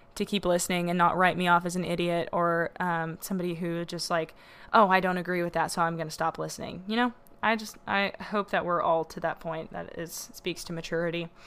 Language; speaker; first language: English; native; English